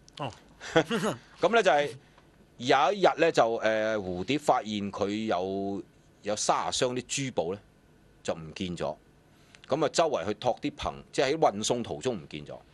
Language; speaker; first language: Cantonese; early bilingual, other home language; Wu Chinese